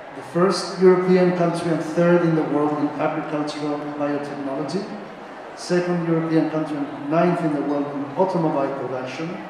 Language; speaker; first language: English; non-native, fluent; Spanish